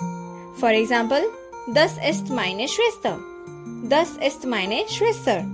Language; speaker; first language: German; non-native, learner; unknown